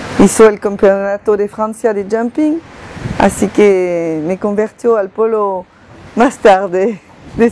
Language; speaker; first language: Spanish; non-native, fluent; French